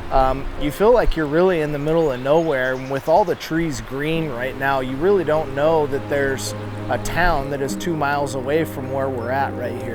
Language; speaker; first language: English; native; English